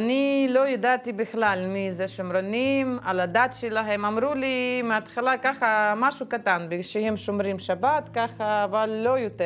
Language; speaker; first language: Hebrew; non-native, fluent; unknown